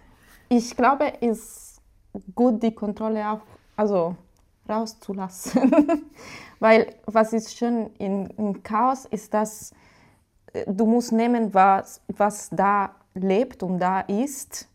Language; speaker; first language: German; non-native, fluent; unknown